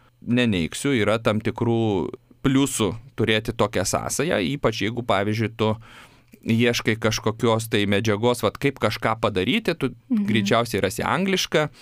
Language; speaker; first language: Lithuanian; native; Lithuanian